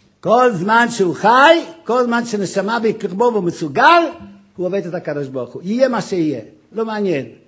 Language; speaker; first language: Hebrew; non-native, fluent; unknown